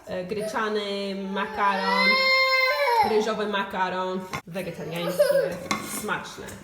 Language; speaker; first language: Polish; non-native, learner; English